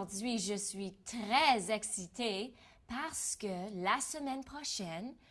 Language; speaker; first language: French; non-native, fluent; English